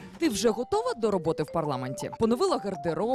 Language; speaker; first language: Ukrainian; native; Ukrainian